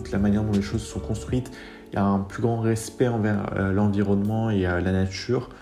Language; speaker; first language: French; native; French